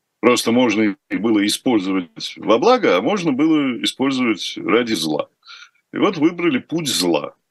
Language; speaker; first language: Russian; native; Russian